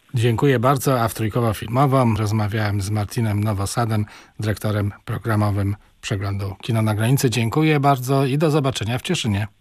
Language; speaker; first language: Polish; native; Polish